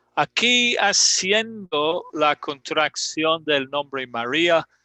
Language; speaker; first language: Spanish; non-native, fluent; English